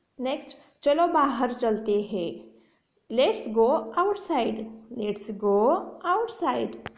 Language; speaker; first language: Hindi; native; Hindi